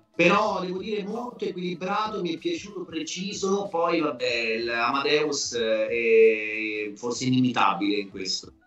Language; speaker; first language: Italian; native; Italian